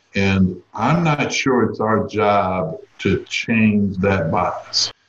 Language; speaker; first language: English; native; English